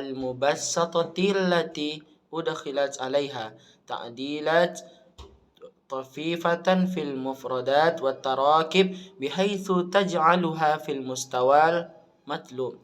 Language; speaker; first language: Arabic; non-native, learner; Indonesian